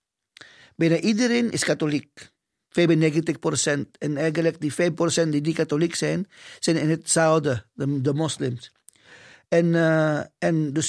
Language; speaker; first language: Dutch; non-native, fluent; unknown